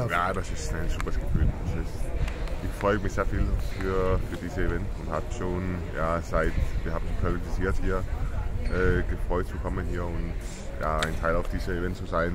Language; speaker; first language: German; non-native, learner; Danish